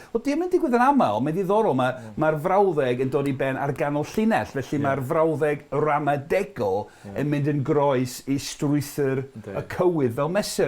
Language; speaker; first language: Welsh; non-native, fluent; English